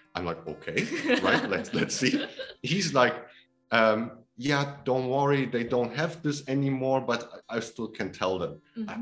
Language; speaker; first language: English; non-native, fluent; Polish